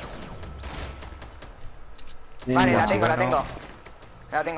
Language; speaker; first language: Spanish; native; Spanish